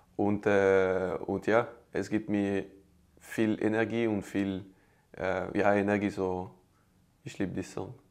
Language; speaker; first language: German; non-native, learner; French